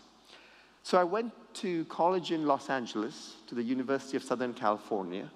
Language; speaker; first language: English; native; English